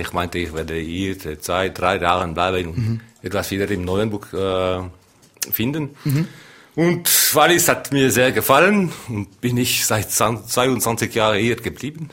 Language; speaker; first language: German; non-native, local second language; French